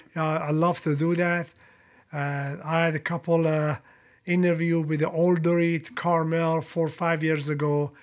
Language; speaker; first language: English; non-native, fluent; Persian